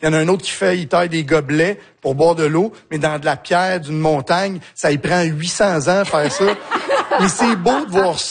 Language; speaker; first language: French; native; French